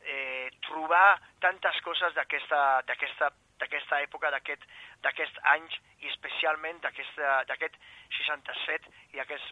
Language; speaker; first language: Catalan; non-native, fluent; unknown